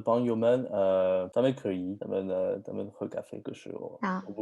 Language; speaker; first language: Chinese; non-native, learner; French